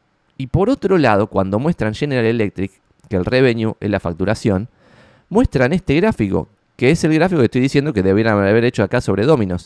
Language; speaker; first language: Spanish; native; Spanish